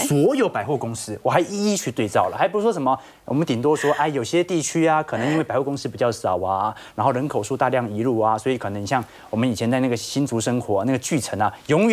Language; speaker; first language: Chinese; native; Chinese